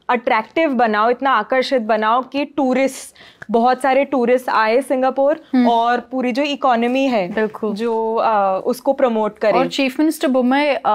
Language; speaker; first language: Hindi; non-native, local second language; Gujarati